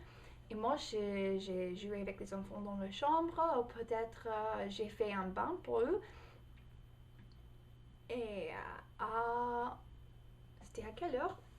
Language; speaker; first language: French; non-native, fluent; English